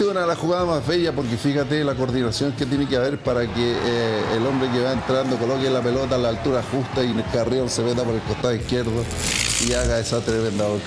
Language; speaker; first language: Spanish; native; Spanish